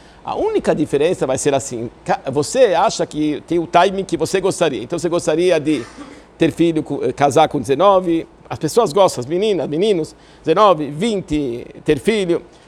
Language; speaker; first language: Portuguese; non-native, fluent; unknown